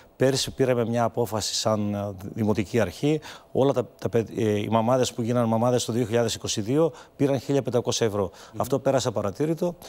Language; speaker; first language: Greek; native; Greek